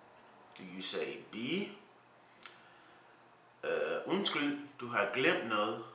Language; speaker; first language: Danish; non-native, learner; English